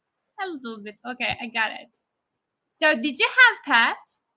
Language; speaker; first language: English; non-native, fluent; Turkish